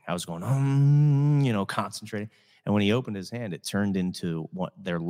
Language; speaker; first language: English; native; English